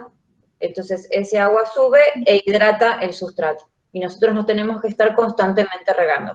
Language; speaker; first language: Spanish; native; Spanish